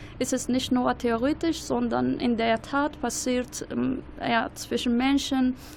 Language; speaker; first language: German; non-native, learner; Arabic